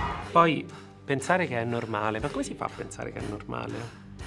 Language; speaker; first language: Italian; native; Italian